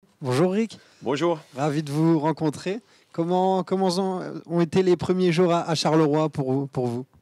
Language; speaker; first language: French; native; French